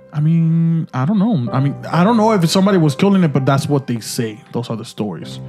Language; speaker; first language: English; early bilingual, other home language; Spanish